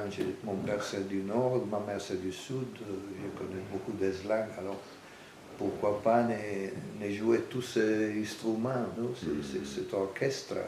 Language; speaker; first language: French; non-native, fluent; Italian